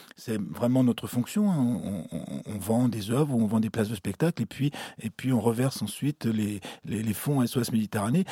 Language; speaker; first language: French; native; French